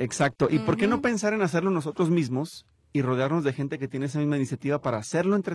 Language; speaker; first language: Spanish; native; Spanish